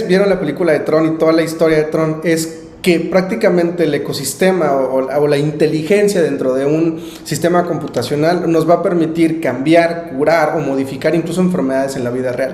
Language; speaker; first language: Spanish; native; Spanish